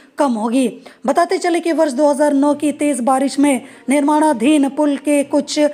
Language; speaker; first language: Hindi; native; Hindi